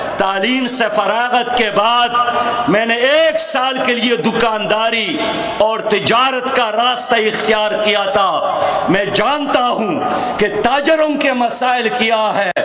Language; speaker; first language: Urdu; non-native, local second language; Pashto